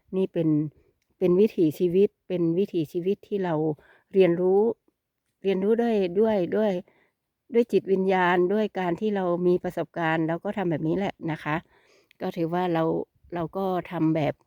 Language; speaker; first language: Thai; native; Thai